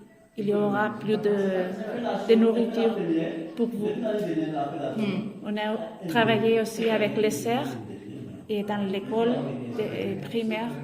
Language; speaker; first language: French; non-native, fluent; Spanish